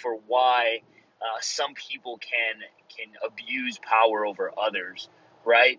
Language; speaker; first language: English; early bilingual, other home language; Spanish